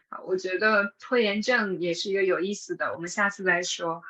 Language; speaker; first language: Chinese; non-native, fluent; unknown